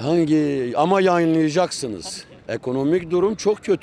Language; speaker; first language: Turkish; native; Turkish